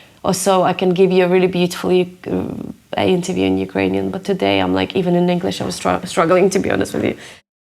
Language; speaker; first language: English; non-native, fluent; Ukrainian